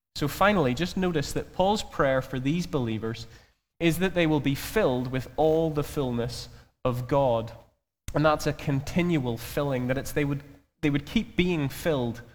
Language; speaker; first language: English; native; English